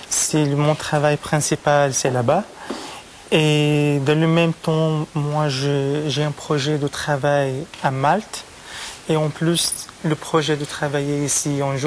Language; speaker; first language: French; non-native, fluent; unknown